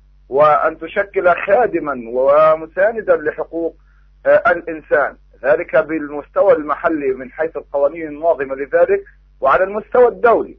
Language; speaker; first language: Arabic; native; Arabic